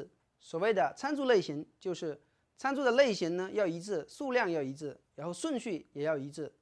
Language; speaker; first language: Chinese; native; Chinese